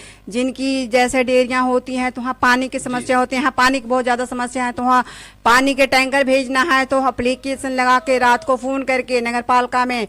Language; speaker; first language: Hindi; native; Hindi